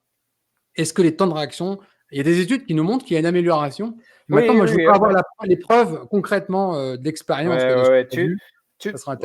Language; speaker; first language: French; native; French